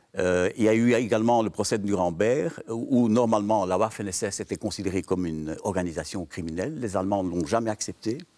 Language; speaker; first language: French; native; French